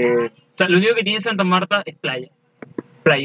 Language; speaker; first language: Spanish; native; Spanish